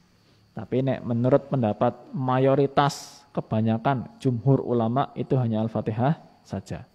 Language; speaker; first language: Indonesian; non-native, local second language; Javanese